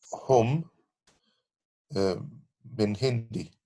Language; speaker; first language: Arabic; non-native, learner; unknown